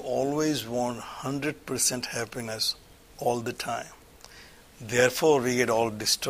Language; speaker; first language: English; non-native, local second language; Gujarati